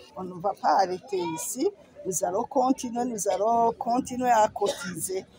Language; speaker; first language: French; non-native, local second language; Rundi